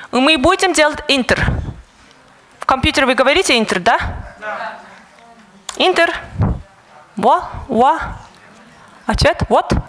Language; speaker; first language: Russian; non-native, fluent; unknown